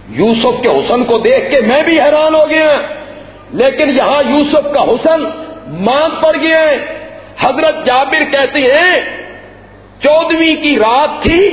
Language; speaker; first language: Urdu; non-native, local second language; Punjabi